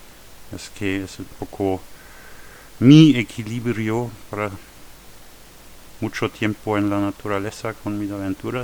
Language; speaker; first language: Spanish; non-native, learner; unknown